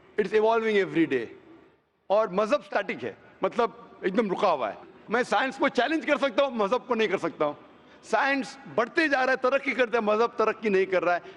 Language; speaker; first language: Hindi; non-native, local second language; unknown